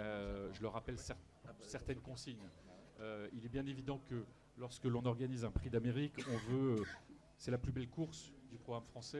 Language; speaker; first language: French; native; French